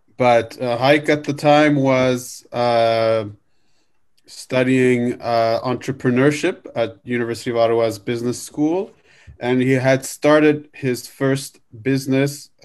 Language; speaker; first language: English; native; English